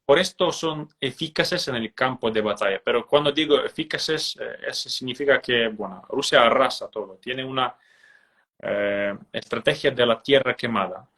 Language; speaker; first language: Spanish; non-native, fluent; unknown